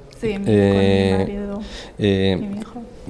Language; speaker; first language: Spanish; non-native, learner; Somali